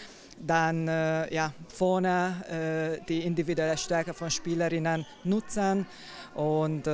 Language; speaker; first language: German; non-native, fluent; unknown